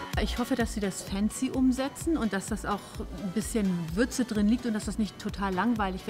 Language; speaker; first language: German; native; German